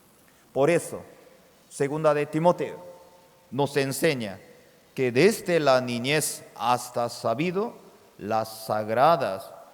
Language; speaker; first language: Spanish; non-native, fluent; Korean